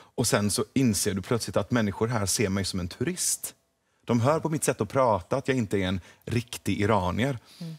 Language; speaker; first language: Swedish; early bilingual, other home language; Persian